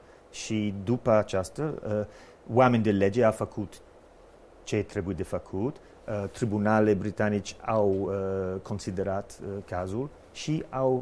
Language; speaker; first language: Romanian; non-native, fluent; English